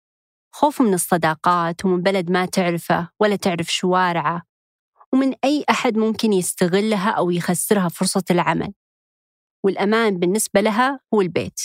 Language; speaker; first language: Arabic; native; Arabic